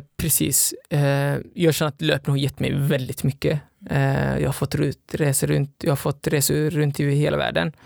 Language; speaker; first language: Swedish; early bilingual, other home language; Somali